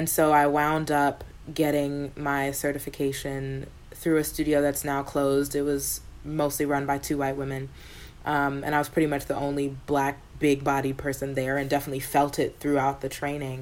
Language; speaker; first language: English; native; English